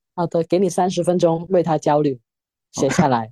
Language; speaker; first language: Chinese; non-native, local second language; Cantonese